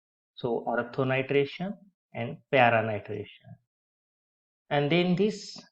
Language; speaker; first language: English; non-native, local second language; Marathi